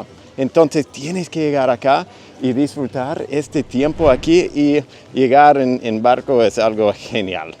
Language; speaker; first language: Spanish; non-native, fluent; English